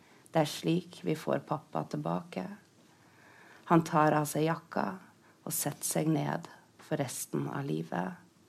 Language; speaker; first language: Norwegian; native; Norwegian